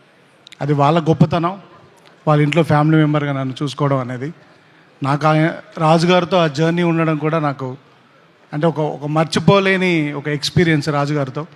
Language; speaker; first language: Telugu; native; Telugu